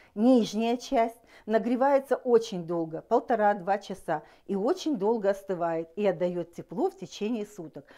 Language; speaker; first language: Russian; native; Russian